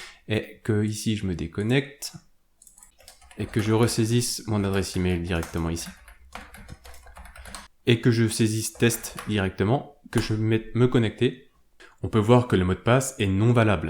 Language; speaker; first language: French; native; French